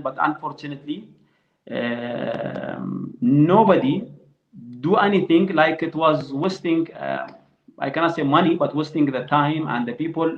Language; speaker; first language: English; non-native, fluent; Arabic